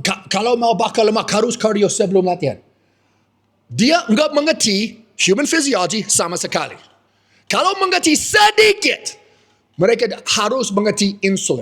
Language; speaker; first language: Indonesian; non-native, fluent; English